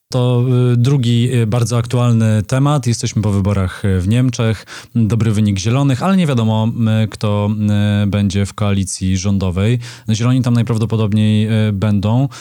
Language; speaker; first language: Polish; native; Polish